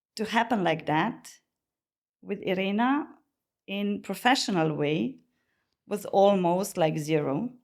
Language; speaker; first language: English; non-native, fluent; Slovenian